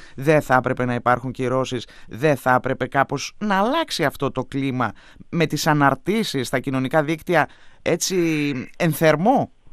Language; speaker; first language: Greek; native; Greek